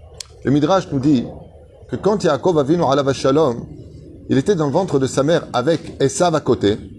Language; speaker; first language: French; native; French